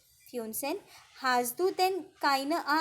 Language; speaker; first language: German; non-native, fluent; Marathi